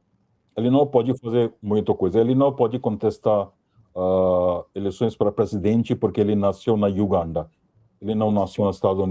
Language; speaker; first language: Portuguese; non-native, fluent; Hindi